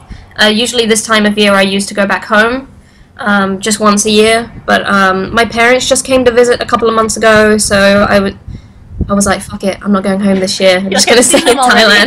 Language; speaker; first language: English; native; English